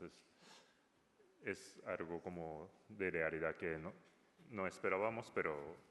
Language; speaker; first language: Spanish; non-native, learner; Japanese